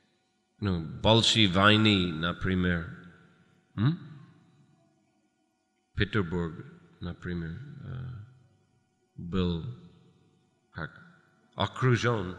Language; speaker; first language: Russian; non-native, fluent; English